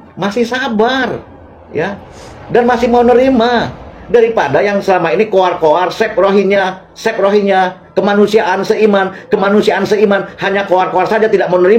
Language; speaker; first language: Indonesian; native; Indonesian